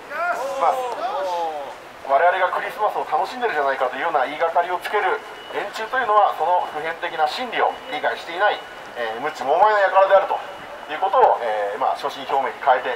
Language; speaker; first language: Japanese; native; Japanese